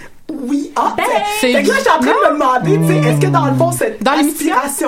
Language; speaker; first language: French; native; French